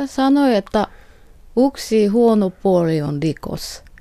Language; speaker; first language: Finnish; non-native, learner; Korean